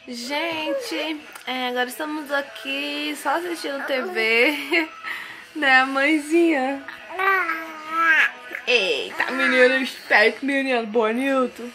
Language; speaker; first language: Portuguese; native; Portuguese